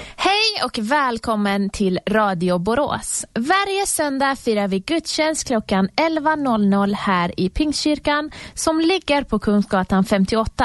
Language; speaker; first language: Swedish; native; Swedish